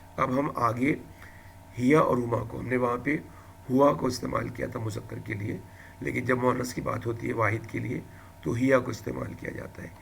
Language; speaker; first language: Urdu; native; Urdu